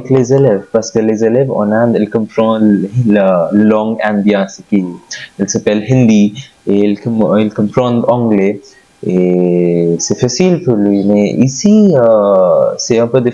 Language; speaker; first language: French; non-native, learner; Hindi